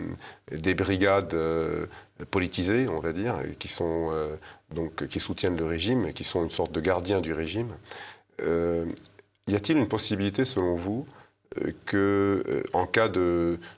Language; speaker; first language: French; native; French